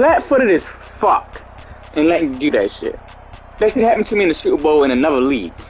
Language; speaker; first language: English; native; English